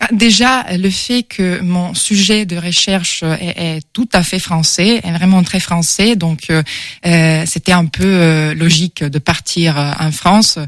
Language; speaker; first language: French; non-native, fluent; Italian